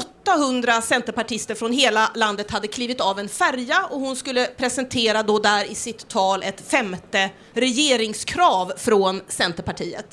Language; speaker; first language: Swedish; native; Swedish